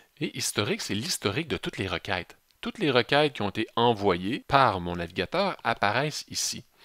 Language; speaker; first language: French; native; French